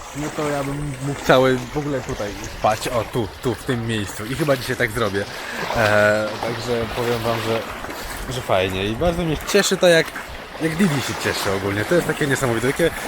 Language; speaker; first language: Polish; native; Polish